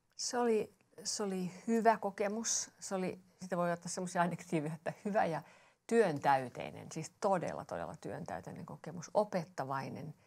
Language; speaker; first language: Finnish; native; Finnish